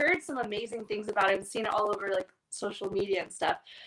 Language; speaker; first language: English; native; English